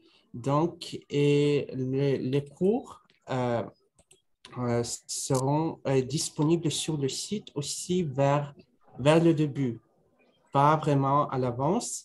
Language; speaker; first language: French; non-native, fluent; Russian